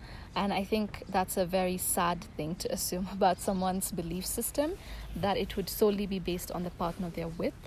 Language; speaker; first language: English; non-native, local second language; Tamil